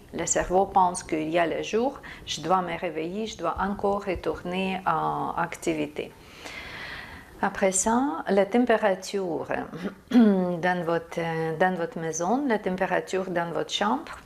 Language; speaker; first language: French; non-native, fluent; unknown